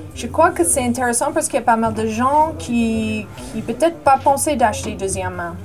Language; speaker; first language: French; non-native, fluent; English